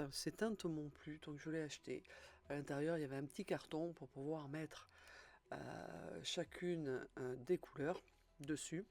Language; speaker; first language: French; native; French